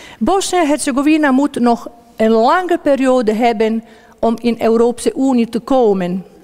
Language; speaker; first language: Dutch; non-native, fluent; Bosnian